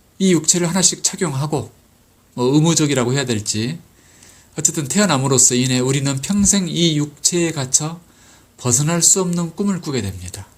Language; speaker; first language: Korean; native; Korean